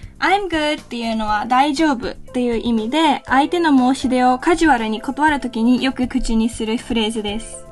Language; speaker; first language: Japanese; native; Japanese